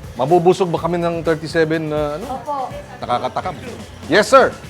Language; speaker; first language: Filipino; native; Filipino